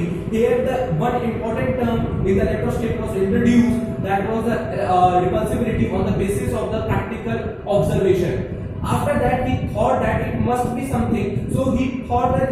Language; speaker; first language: English; non-native, local second language; Hindi